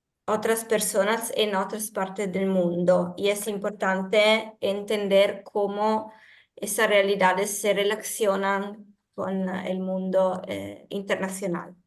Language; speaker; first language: Spanish; non-native, fluent; Italian